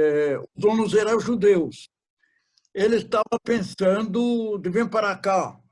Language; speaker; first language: Portuguese; non-native, fluent; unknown